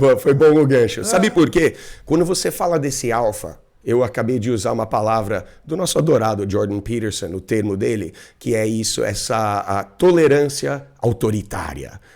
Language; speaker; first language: Portuguese; non-native, fluent; English